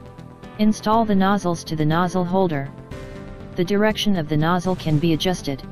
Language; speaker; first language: English; non-native, fluent; Chinese